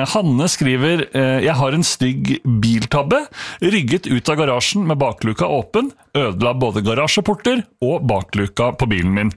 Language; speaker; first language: Norwegian; native; Norwegian